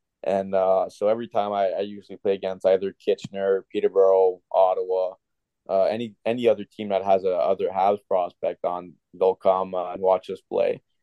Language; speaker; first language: English; non-native, local second language; French